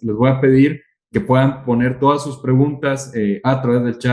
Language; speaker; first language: Spanish; native; Spanish